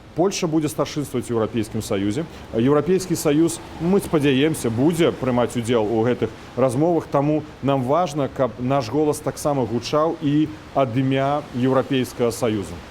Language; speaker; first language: Belarusian; native; Belarusian